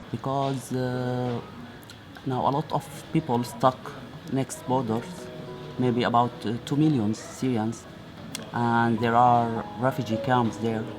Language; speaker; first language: English; non-native, learner; Arabic